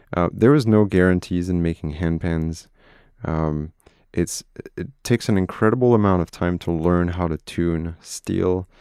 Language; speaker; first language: English; non-native, fluent; French